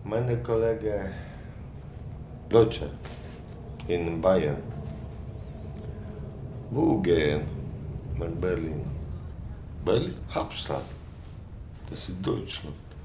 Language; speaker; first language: German; non-native, learner; Polish